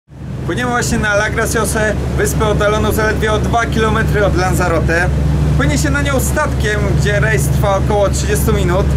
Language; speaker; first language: Polish; native; Polish